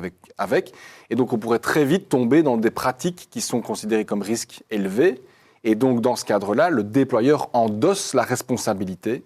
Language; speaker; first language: French; native; French